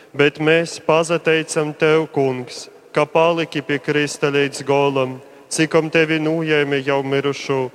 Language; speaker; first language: Latvian; native; Latvian